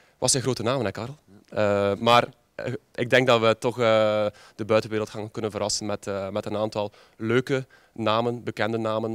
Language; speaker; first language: Dutch; native; Dutch